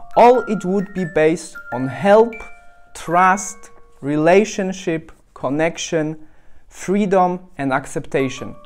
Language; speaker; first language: English; non-native, fluent; Polish